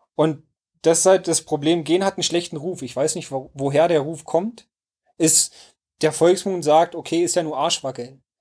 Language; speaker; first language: German; native; German